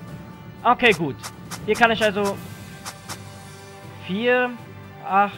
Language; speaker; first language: German; native; German